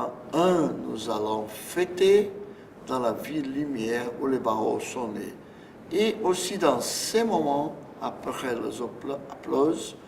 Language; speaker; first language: French; non-native, fluent; Portuguese